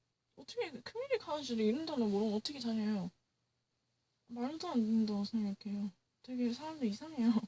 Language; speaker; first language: Korean; early bilingual, heritage; English